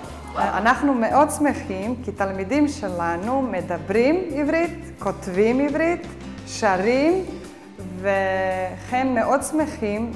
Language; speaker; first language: Hebrew; non-native, fluent; Croatian